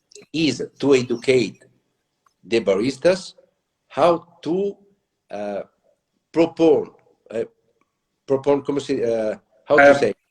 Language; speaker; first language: English; non-native, learner; Italian